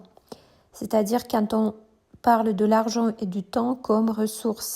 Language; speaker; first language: French; non-native, fluent; Russian